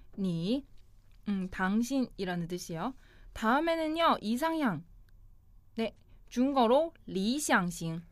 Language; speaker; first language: Korean; non-native, fluent; Chinese